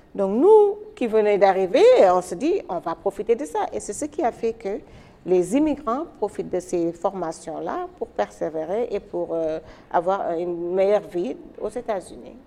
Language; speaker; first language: French; non-native, local second language; Wolof